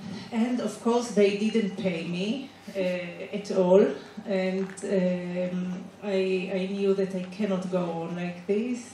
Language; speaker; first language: English; non-native, fluent; Hebrew